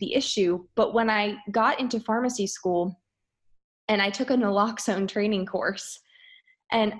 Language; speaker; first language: English; native; English